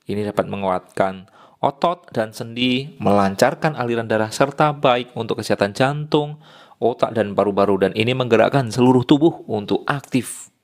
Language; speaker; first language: Indonesian; native; Indonesian